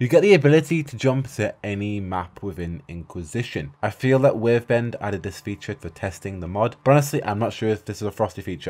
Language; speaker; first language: English; native; English